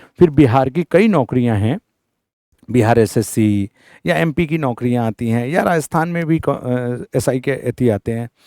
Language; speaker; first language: Hindi; native; Hindi